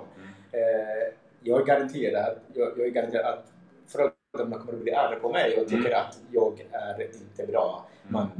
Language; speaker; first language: Swedish; early bilingual, other home language; Somali